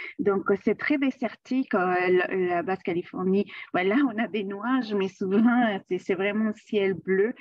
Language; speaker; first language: French; non-native, fluent; Spanish